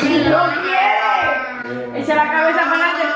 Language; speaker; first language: Spanish; native; Spanish